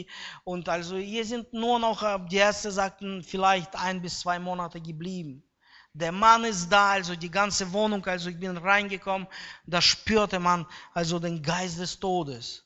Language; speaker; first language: German; non-native, fluent; Russian